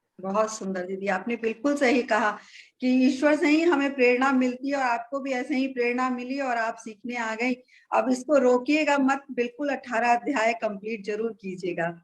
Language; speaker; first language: Hindi; native; Hindi